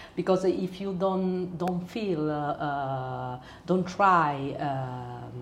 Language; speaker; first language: English; non-native, learner; Italian